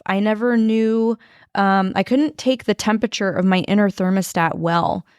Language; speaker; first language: English; native; English